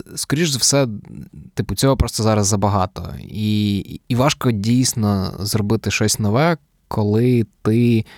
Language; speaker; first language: Ukrainian; native; Ukrainian